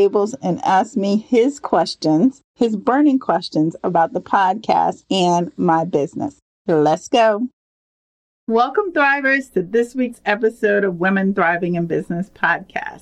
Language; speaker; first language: English; native; English